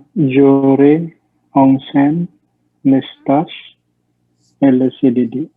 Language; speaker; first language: French; non-native, learner; Indonesian